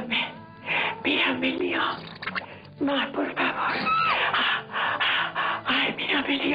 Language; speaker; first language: Spanish; native; Spanish